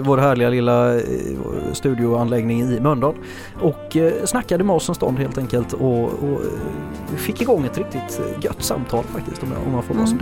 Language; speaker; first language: Swedish; native; Swedish